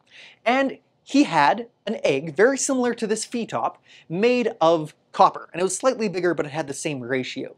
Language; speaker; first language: English; native; English